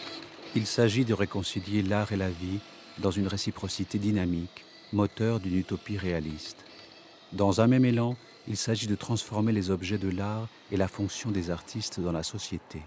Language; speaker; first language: French; native; French